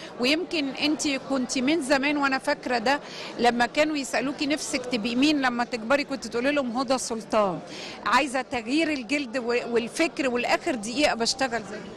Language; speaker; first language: Egyptian Arabic; native; Egyptian Arabic